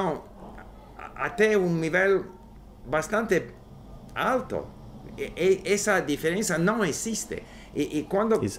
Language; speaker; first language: Portuguese; non-native, learner; English